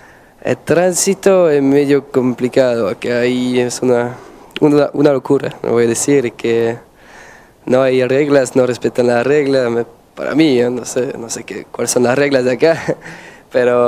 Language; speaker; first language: Spanish; non-native, fluent; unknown